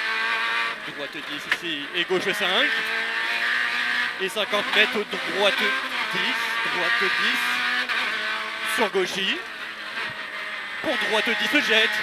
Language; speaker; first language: French; native; French